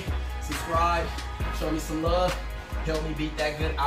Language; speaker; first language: English; native; English